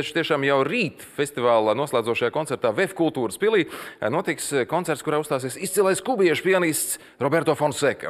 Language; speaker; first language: Latvian; native; Latvian